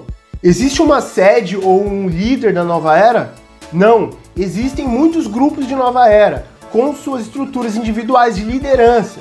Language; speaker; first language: Portuguese; native; Portuguese